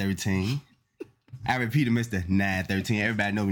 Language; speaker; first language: English; native; English